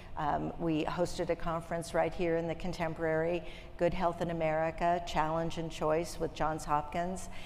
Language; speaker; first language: English; native; English